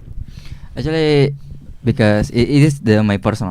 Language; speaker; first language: English; non-native, learner; Indonesian